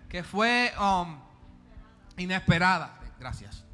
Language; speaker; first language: Spanish; early bilingual, heritage; Spanish